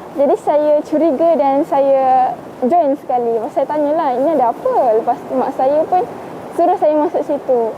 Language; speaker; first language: Malay; early bilingual, other home language; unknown